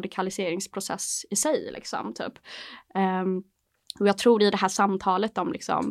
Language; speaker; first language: Swedish; native; Swedish